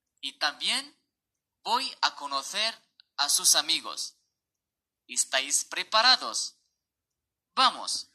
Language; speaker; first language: Spanish; non-native, fluent; Arabic